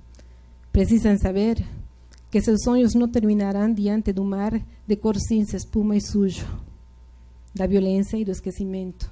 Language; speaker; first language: Portuguese; non-native, fluent; Spanish